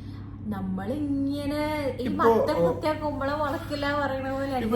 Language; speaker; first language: Malayalam; native; Malayalam